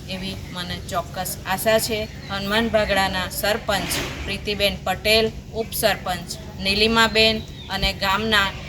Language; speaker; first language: Gujarati; native; Gujarati